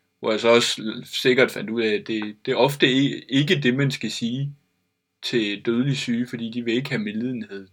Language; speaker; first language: Danish; native; Danish